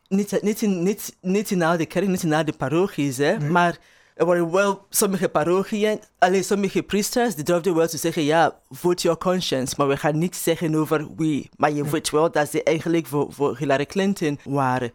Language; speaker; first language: Dutch; non-native, fluent; Igbo